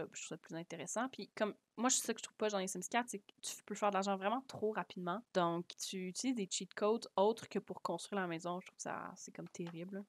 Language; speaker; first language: French; native; French